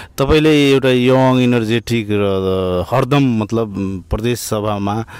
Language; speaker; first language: Nepali; non-native, local second language; Bhojpuri